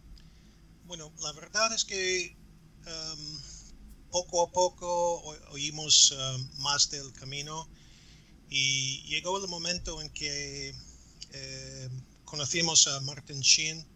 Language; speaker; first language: Spanish; non-native, fluent; English